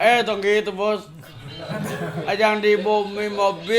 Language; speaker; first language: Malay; non-native, local second language; Sundanese